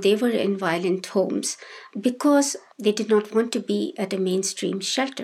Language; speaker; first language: English; non-native, local second language; Hindi